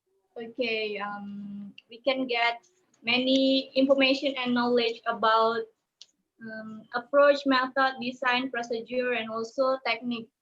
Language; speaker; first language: English; non-native, learner; Indonesian